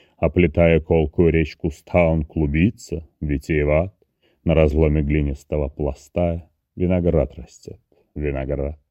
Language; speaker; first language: Russian; native; Russian